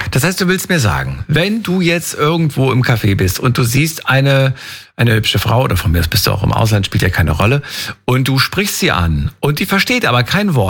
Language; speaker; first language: German; native; German